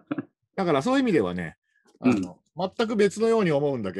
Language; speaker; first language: Japanese; native; Japanese